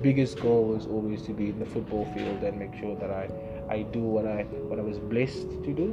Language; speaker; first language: English; non-native, local second language; Xhosa